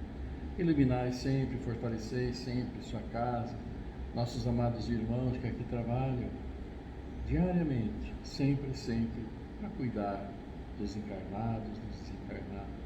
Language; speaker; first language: Portuguese; native; Portuguese